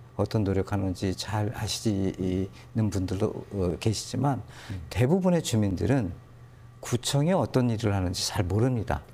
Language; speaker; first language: Korean; native; Korean